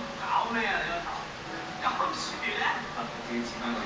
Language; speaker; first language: Cantonese; native; Cantonese